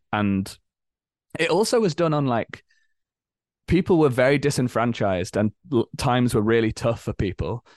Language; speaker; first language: English; native; English